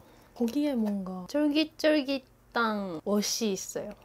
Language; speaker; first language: Korean; non-native, learner; Japanese